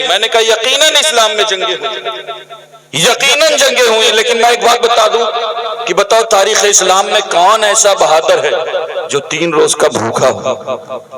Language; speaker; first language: Urdu; native; Urdu